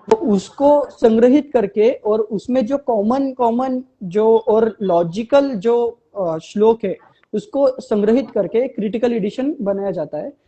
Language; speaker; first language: Hindi; non-native, local second language; Marathi